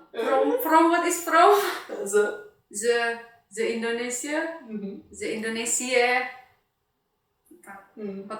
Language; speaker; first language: English; non-native, fluent; Indonesian